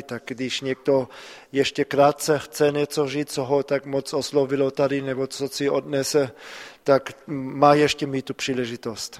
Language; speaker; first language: Czech; non-native, fluent; German